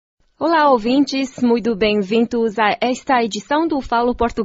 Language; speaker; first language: Portuguese; non-native, fluent; Chinese